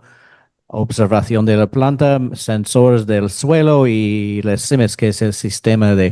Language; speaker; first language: Spanish; non-native, fluent; English